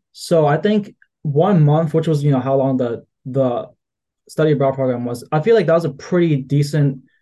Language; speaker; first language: English; native; English